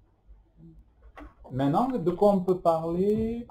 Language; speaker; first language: French; native; French